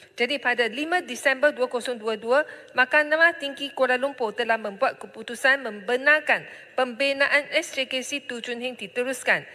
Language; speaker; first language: Malay; non-native, local second language; Chinese